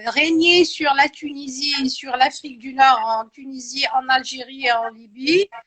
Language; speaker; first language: French; non-native, local second language; Arabic